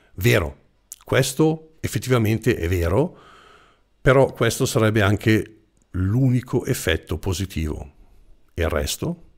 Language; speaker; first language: Italian; non-native, fluent; German